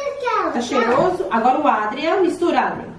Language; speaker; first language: Portuguese; native; Portuguese